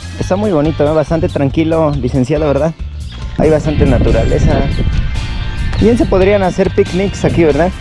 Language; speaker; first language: Spanish; native; Spanish